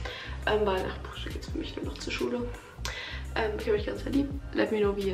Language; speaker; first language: German; native; German